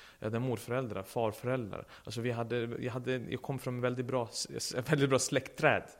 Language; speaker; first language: Swedish; early bilingual, other home language; Serbian